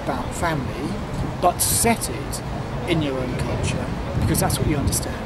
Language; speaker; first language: English; native; English